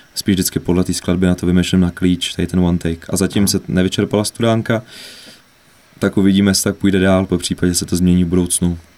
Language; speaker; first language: Czech; native; Czech